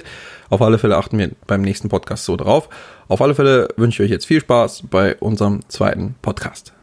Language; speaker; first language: German; native; German